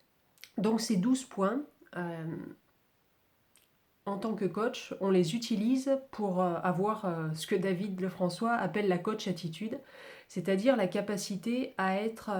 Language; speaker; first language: French; native; French